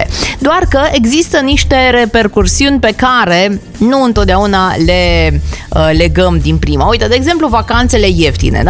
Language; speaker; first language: Romanian; native; Romanian